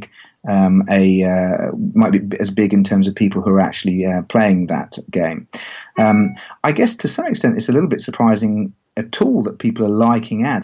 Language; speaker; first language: English; native; English